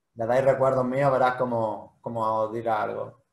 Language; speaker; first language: Spanish; native; Spanish